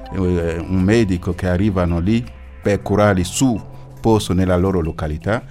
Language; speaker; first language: Italian; non-native, fluent; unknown